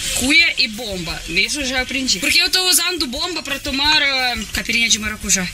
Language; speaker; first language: Portuguese; non-native, fluent; Russian